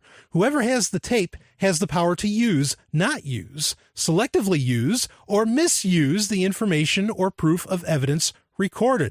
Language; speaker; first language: English; native; English